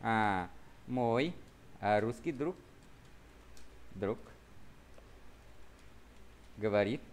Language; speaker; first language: Russian; non-native, fluent; Vietnamese